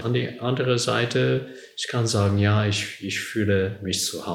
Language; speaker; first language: German; non-native, learner; English